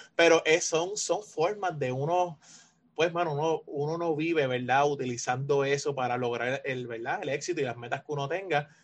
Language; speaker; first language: Spanish; native; Spanish